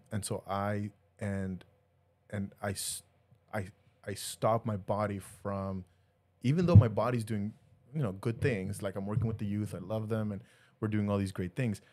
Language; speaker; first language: English; early bilingual, other home language; Spanish